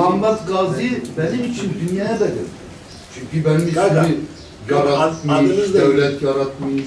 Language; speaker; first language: Turkish; non-native, local second language; Kurdish